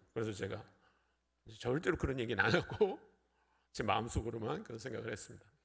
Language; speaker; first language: Korean; native; Korean